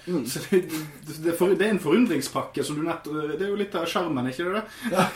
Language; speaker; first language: Norwegian; native; Norwegian